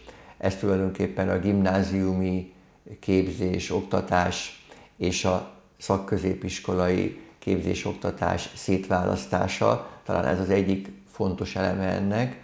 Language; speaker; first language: Hungarian; native; Hungarian